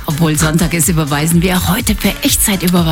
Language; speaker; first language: German; native; German